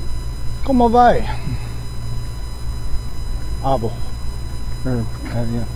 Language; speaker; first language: Portuguese; non-native, learner; English